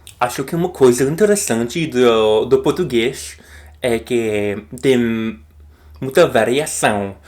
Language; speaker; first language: Portuguese; non-native, fluent; English